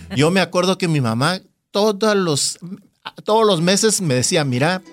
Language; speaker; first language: Spanish; non-native, fluent; Korean